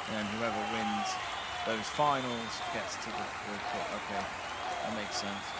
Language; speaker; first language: English; native; English